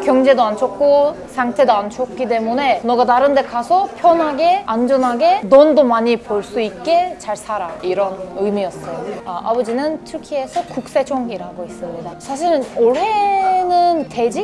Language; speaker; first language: Korean; non-native, fluent; Turkish